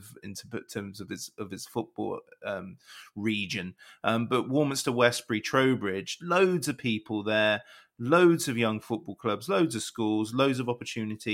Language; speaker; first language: English; native; English